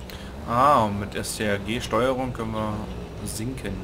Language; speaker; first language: German; native; German